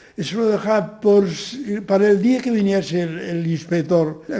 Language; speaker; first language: Spanish; non-native, local second language; Galician